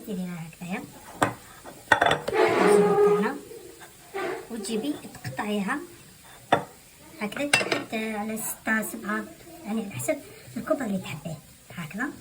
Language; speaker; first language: Arabic; native; Arabic